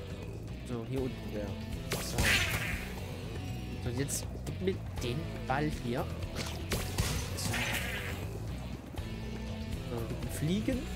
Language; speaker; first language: German; native; German